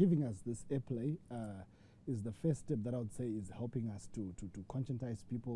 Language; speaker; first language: English; non-native, local second language; Shona